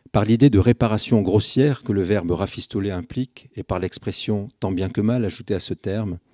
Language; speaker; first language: French; native; French